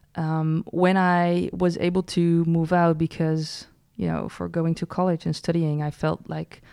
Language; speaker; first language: English; non-native, fluent; Dutch